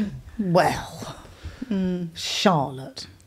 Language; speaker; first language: English; native; English